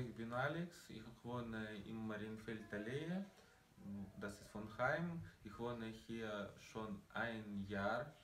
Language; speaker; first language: German; non-native, learner; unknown